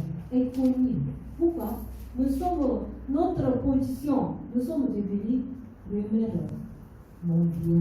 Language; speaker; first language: French; non-native, learner; Korean